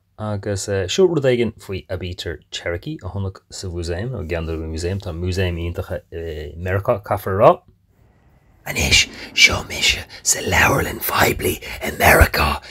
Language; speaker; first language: Irish; non-native, local second language; English